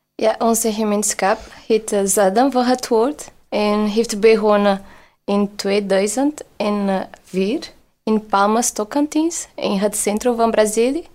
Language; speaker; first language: Dutch; non-native, learner; Portuguese